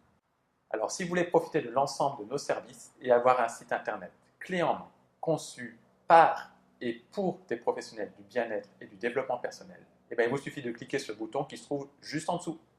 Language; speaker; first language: French; native; French